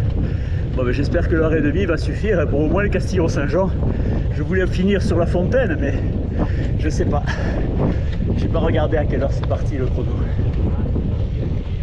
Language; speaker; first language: French; native; French